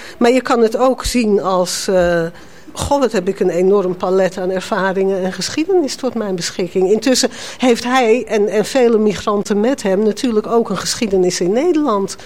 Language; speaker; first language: Dutch; native; Dutch